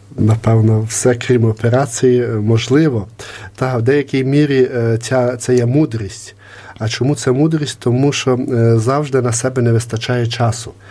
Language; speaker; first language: Ukrainian; native; Ukrainian